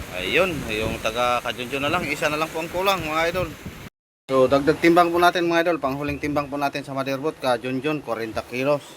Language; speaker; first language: Filipino; non-native, local second language; Cebuano